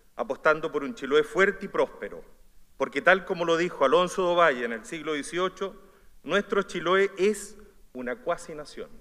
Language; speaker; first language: Spanish; native; Spanish